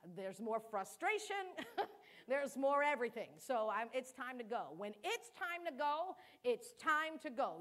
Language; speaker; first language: English; early bilingual, other home language; Kabuverdianu